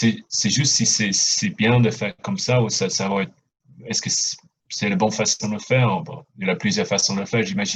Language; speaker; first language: French; non-native, fluent; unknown